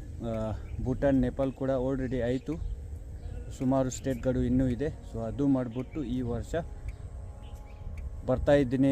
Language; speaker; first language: Kannada; non-native, fluent; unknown